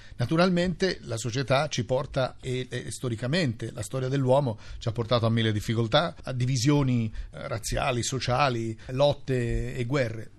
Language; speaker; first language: Italian; native; Italian